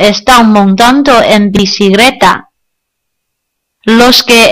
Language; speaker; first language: Spanish; non-native, learner; Chinese